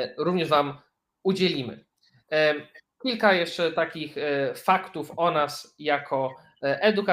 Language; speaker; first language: Polish; native; Polish